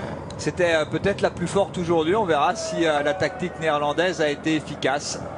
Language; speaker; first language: French; native; French